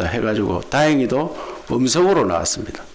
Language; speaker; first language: Korean; native; Korean